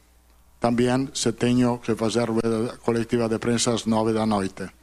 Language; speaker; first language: Portuguese; non-native, fluent; Italian